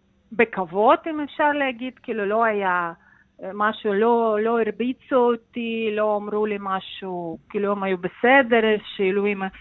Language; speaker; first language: Hebrew; non-native, fluent; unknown